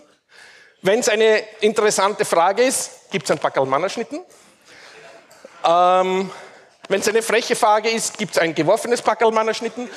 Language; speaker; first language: German; native; German